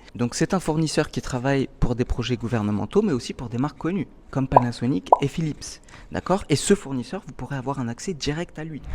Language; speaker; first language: French; native; French